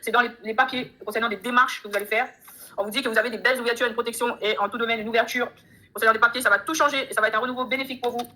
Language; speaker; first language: French; native; French